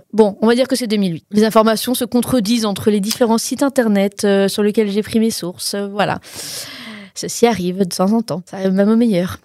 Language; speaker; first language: French; native; French